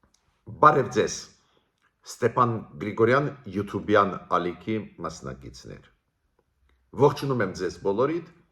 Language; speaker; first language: Armenian; native; Armenian